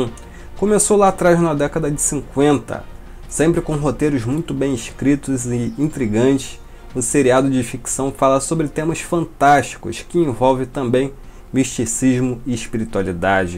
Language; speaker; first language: Portuguese; native; Portuguese